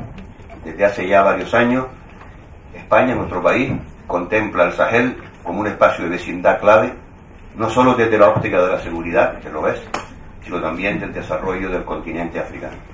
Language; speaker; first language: Spanish; native; Spanish